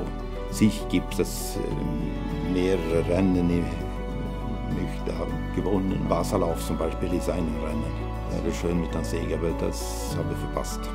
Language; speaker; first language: German; non-native, fluent; Swedish